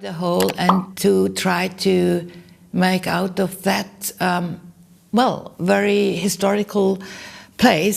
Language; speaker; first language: English; non-native, learner; German